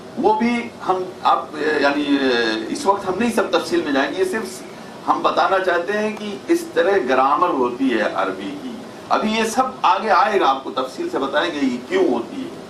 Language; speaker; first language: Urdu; native; Urdu